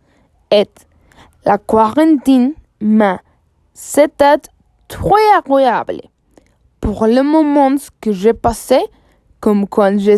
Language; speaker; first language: French; non-native, learner; Spanish